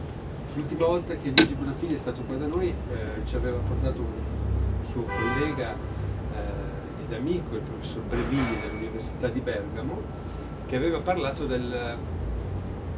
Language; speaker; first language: Italian; native; Italian